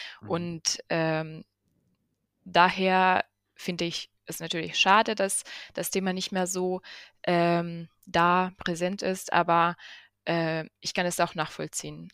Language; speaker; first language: German; non-native, fluent; Ukrainian